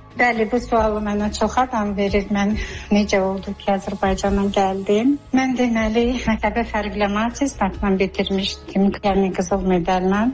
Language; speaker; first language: Azerbaijani; non-native, fluent; Georgian